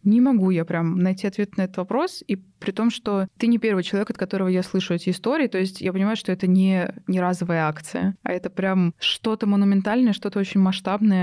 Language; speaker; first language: Russian; native; Russian